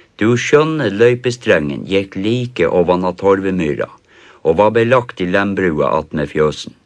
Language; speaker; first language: Norwegian; native; Norwegian